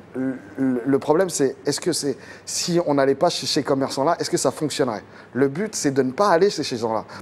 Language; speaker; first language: French; native; French